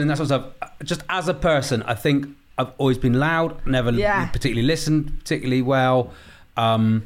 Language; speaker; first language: English; native; English